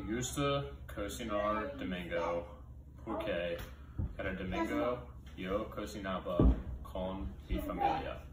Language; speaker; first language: Spanish; non-native, learner; English